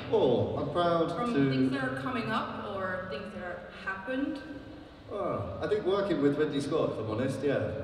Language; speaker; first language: English; native; English